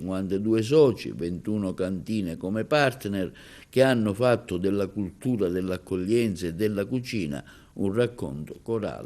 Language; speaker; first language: Italian; native; Italian